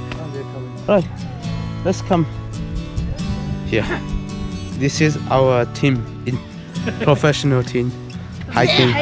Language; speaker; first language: English; non-native, learner; Vietnamese